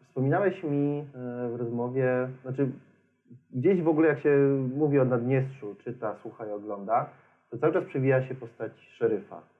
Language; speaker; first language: Polish; native; Polish